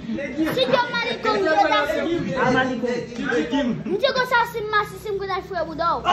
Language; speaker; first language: Spanish; early bilingual, other home language; Haitian Creole